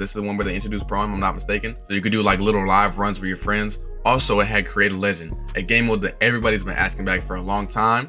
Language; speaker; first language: English; native; English